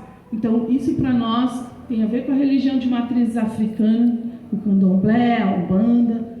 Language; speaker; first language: Portuguese; native; Portuguese